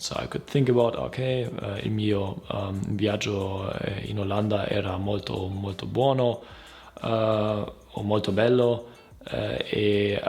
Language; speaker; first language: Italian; non-native, learner; German